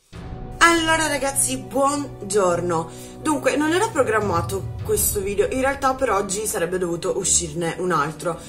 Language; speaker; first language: Italian; native; Italian